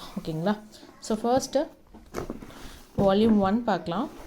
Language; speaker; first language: Tamil; native; Tamil